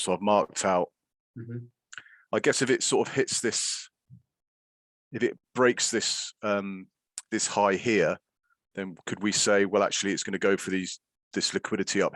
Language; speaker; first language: English; native; English